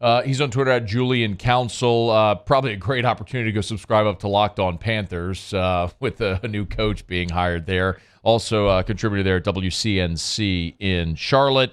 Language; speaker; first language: English; native; English